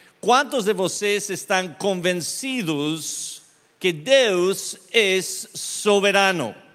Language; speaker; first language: Portuguese; non-native, learner; Spanish